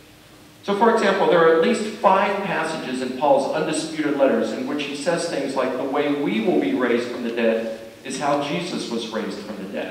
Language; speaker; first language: English; native; English